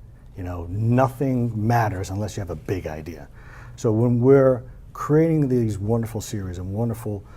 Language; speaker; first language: English; native; English